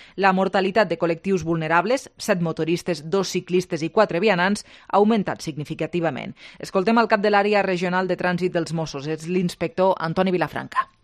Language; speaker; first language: Catalan; native; Catalan